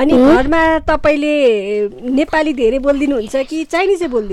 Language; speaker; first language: Nepali; native; Nepali